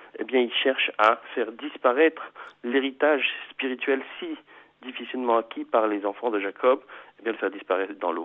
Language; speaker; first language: French; native; French